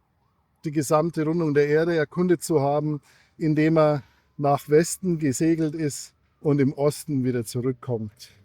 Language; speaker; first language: German; native; German